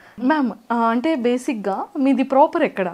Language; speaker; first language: Telugu; native; Telugu